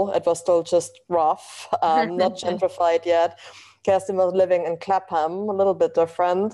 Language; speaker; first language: English; non-native, fluent; German